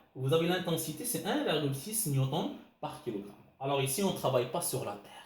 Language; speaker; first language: French; non-native, local second language; Arabic